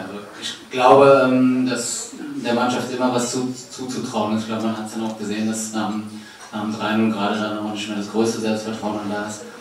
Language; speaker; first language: German; native; German